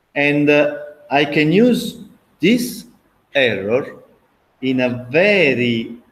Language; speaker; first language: English; non-native, fluent; Italian